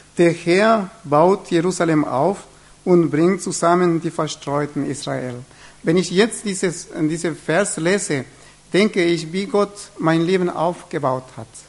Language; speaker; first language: German; non-native, fluent; Spanish